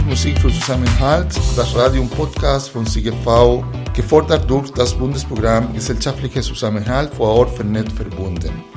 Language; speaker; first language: German; non-native, fluent; Spanish